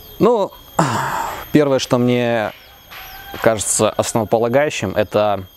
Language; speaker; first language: Russian; native; Russian